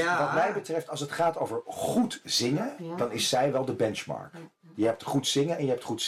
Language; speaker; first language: Dutch; native; Dutch